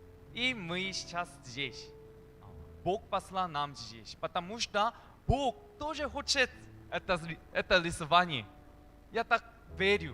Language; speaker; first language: Russian; non-native, learner; Korean